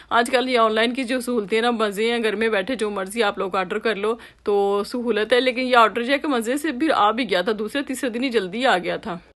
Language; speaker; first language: Urdu; native; Urdu